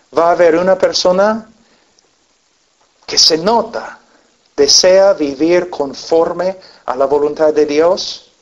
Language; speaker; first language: Spanish; non-native, fluent; English